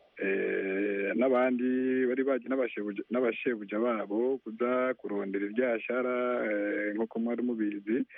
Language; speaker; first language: Rundi; non-native, local second language; Swahili